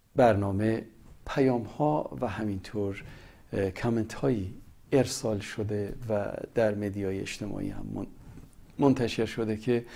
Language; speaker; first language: Persian; native; Persian